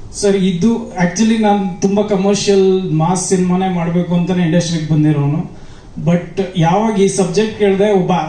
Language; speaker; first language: Kannada; native; Kannada